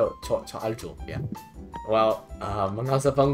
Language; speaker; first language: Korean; non-native, learner; English